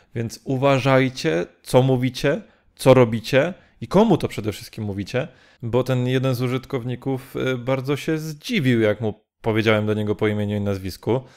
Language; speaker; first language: Polish; native; Polish